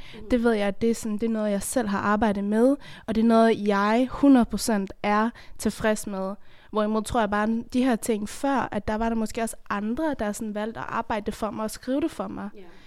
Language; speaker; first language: Danish; early bilingual, other home language; Persian